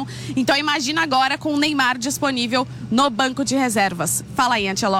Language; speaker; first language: Portuguese; native; Portuguese